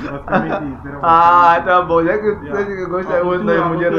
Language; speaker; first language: Portuguese; non-native, local second language; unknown